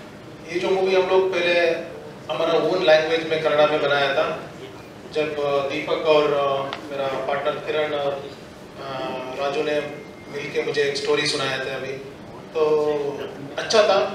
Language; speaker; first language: Hindi; non-native, local second language; Kannada